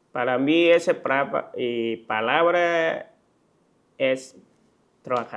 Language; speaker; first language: Spanish; non-native, learner; Chinese